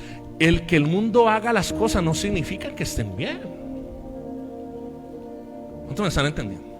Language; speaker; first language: Spanish; native; Spanish